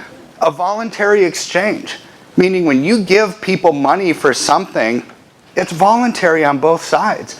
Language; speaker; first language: English; native; English